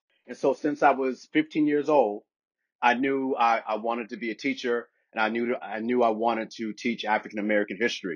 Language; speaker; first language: English; native; English